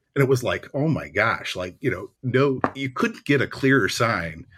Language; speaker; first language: English; native; English